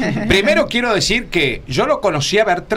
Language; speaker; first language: Spanish; native; Spanish